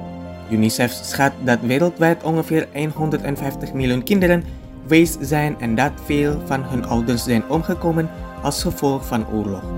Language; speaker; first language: Dutch; non-native, fluent; Indonesian